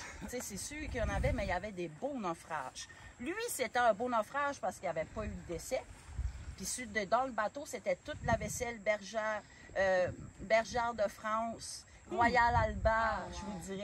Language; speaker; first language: French; native; French